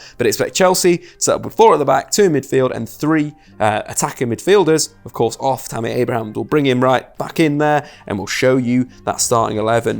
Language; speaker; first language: English; native; English